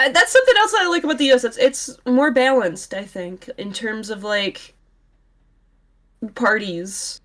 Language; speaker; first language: English; native; English